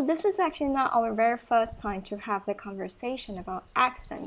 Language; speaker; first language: English; non-native, fluent; Chinese